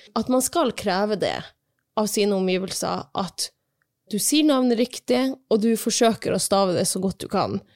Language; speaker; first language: Norwegian; non-native, local second language; Northern Sami